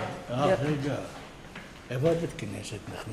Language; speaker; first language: Hebrew; non-native, local second language; Yiddish